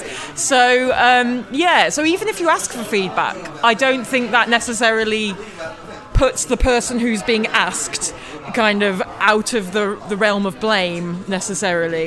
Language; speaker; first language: English; native; English